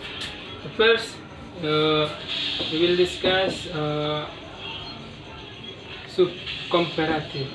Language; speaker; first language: English; non-native, learner; Indonesian